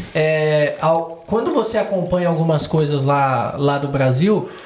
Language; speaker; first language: Portuguese; native; Portuguese